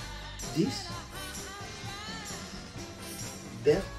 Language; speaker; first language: French; non-native, learner; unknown